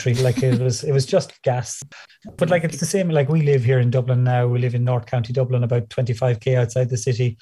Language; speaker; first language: English; native; English